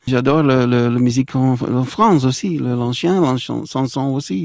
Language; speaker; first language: French; non-native, local second language; Dutch